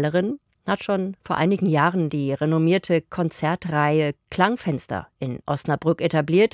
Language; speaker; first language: German; native; German